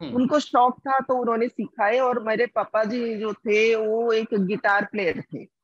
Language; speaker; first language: Hindi; non-native, local second language; Odia